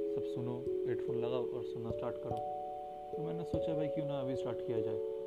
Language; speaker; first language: Hindi; non-native, local second language; Bangla